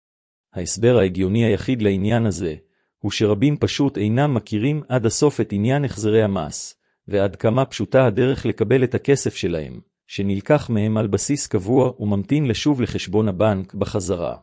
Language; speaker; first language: Hebrew; native; Hebrew